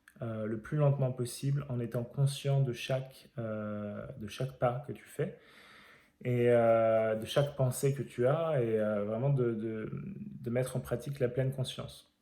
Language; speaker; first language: French; native; French